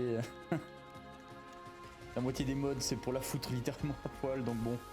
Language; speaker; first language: French; native; French